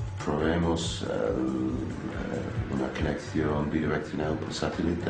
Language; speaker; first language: Spanish; non-native, fluent; English